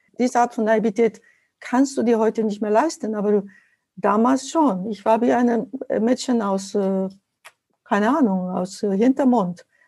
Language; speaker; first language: German; non-native, fluent; Japanese